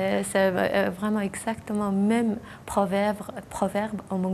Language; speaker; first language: French; non-native, learner; Mongolian